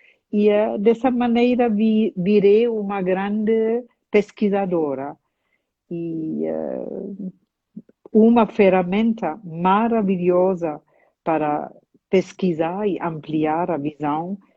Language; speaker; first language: Portuguese; non-native, fluent; German